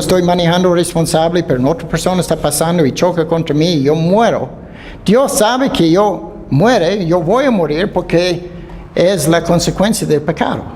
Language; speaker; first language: Spanish; non-native, fluent; Dutch